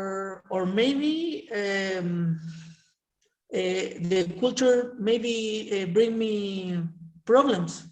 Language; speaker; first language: English; non-native, learner; Spanish